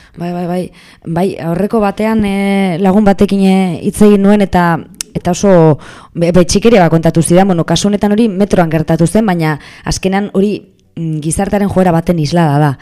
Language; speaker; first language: Basque; non-native, local second language; Spanish